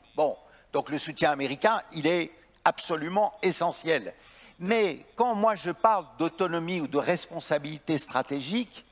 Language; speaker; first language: French; native; French